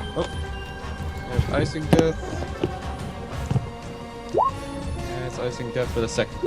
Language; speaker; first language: English; native; English